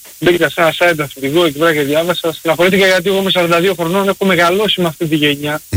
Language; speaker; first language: Greek; early bilingual, heritage; Greek